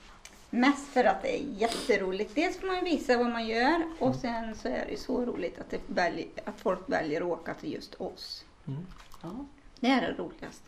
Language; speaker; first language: Swedish; native; Swedish